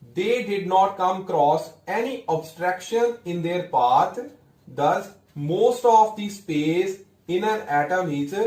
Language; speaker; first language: English; non-native, local second language; Punjabi